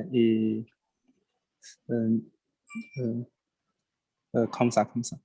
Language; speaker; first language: French; non-native, learner; Chinese